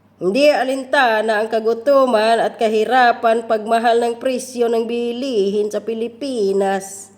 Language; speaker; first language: Filipino; non-native, local second language; Cebuano